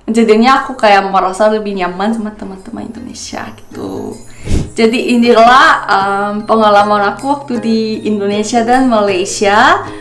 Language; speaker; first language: Indonesian; non-native, fluent; Korean